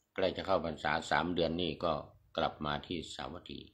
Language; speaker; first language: Thai; native; Thai